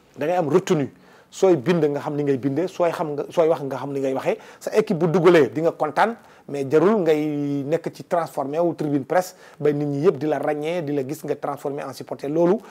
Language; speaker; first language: Wolof; non-native, local second language; Fula